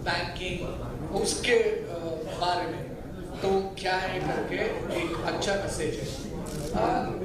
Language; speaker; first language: Hindi; non-native, local second language; Kannada